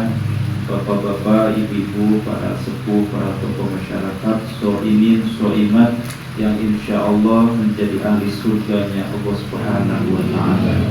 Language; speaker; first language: Indonesian; native; Indonesian